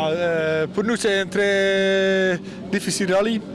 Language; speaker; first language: French; non-native, local second language; Dutch